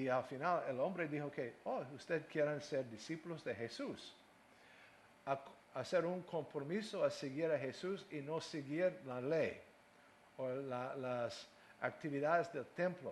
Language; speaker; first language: Spanish; non-native, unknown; English